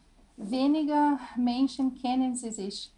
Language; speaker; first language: German; non-native, learner; Portuguese